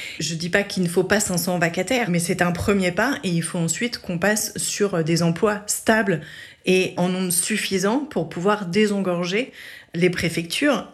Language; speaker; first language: French; native; French